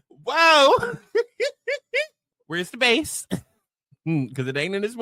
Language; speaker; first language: English; native; English